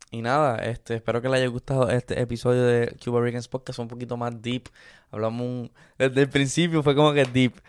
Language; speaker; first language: Spanish; early bilingual, other home language; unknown